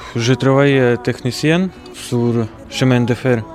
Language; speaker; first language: French; non-native, fluent; Latvian